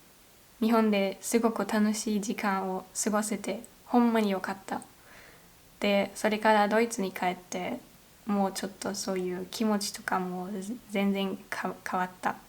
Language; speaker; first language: Japanese; non-native, fluent; German